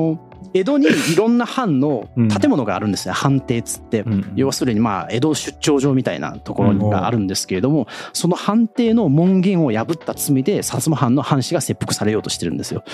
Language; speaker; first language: Japanese; native; Japanese